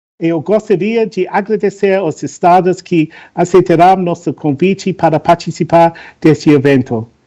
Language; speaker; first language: Portuguese; non-native, learner; English